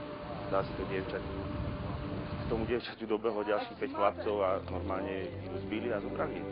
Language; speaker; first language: Slovak; native; Slovak